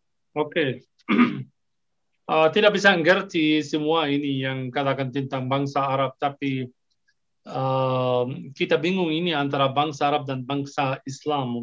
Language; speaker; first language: Indonesian; non-native, fluent; Arabic